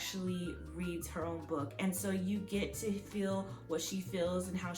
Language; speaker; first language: English; native; English